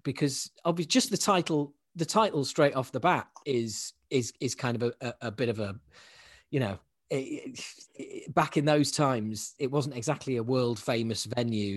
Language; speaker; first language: English; native; English